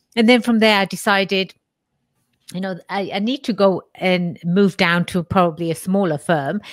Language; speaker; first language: English; native; English